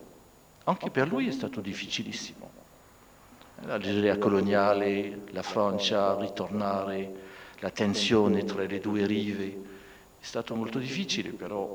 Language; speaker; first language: Italian; non-native, fluent; French